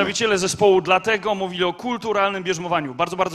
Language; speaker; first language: Polish; native; Polish